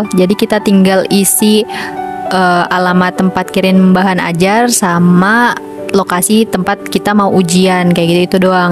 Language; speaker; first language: Indonesian; native; Indonesian